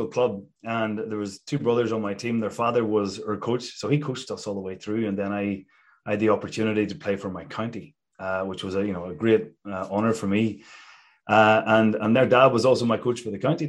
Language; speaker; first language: English; native; English